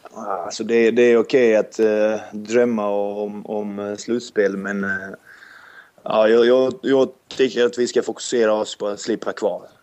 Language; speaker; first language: Swedish; non-native, fluent; Serbian